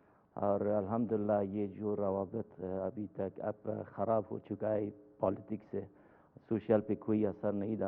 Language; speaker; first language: Hindi; non-native, fluent; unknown